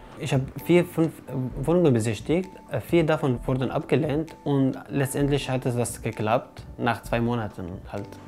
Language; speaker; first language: German; non-native, fluent; Arabic